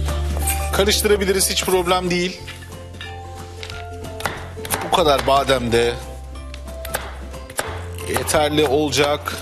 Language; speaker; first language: Turkish; native; Turkish